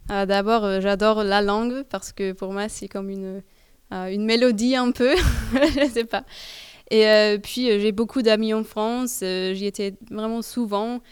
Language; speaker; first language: French; non-native, fluent; German